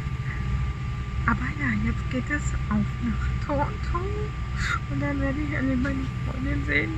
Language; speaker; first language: German; native; German